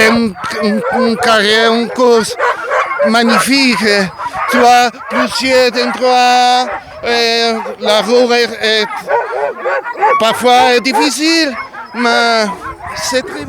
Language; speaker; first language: French; non-native, learner; Spanish